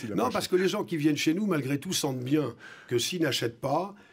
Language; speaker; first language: French; native; French